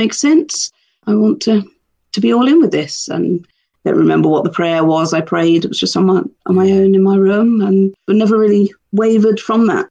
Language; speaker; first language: English; native; English